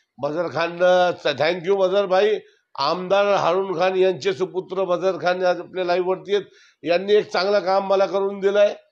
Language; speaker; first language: Marathi; non-native, local second language; Urdu